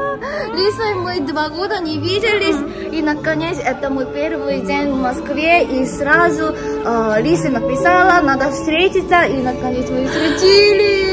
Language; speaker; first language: Russian; non-native, fluent; Korean